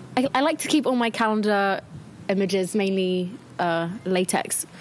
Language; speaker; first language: English; native; English